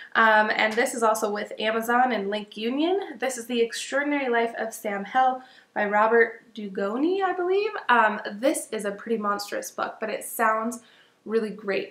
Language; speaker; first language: English; native; English